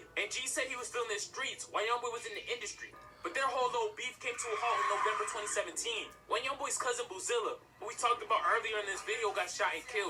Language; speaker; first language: English; native; English